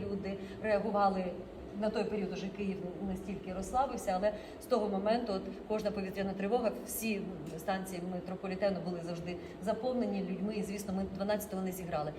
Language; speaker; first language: Ukrainian; non-native, local second language; Russian